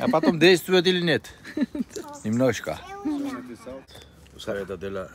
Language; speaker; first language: Russian; non-native, learner; Georgian